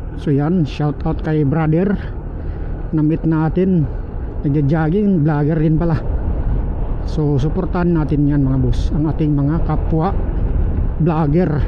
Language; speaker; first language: Filipino; non-native, local second language; Cebuano